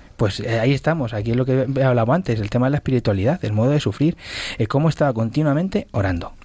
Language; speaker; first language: Spanish; native; Spanish